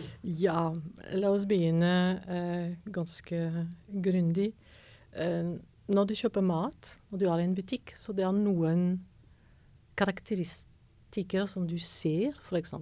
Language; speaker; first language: Norwegian; non-native, fluent; French